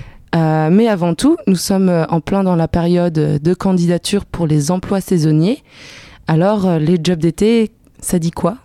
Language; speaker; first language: French; native; French